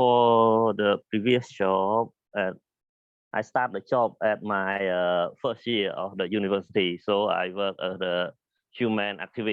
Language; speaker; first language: English; non-native, learner; Khmer